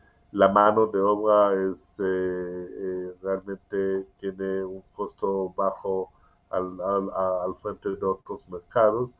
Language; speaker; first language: Spanish; non-native, learner; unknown